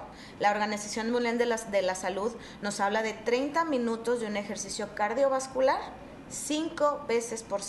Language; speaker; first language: Spanish; native; Spanish